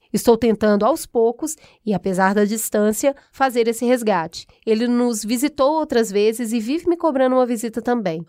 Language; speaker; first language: Portuguese; native; Portuguese